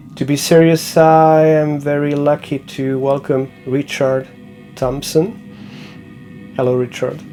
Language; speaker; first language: English; non-native, fluent; French